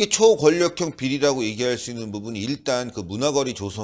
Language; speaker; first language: Korean; native; Korean